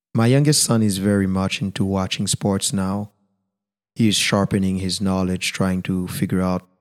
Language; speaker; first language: English; non-native, fluent; Haitian Creole